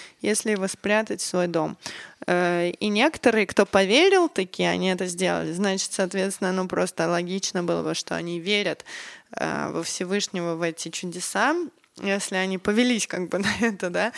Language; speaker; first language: Russian; native; Russian